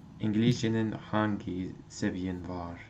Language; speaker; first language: Turkish; non-native, learner; English